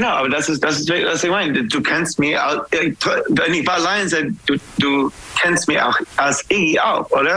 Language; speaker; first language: German; non-native, learner; English